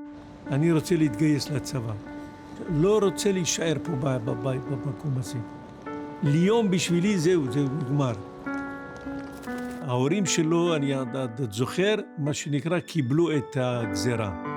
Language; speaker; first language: Hebrew; non-native, fluent; French